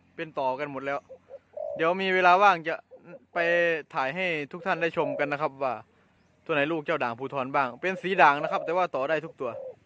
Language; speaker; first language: Thai; non-native, local second language; Northeastern Thai